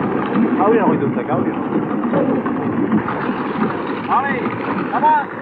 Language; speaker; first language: French; non-native, local second language; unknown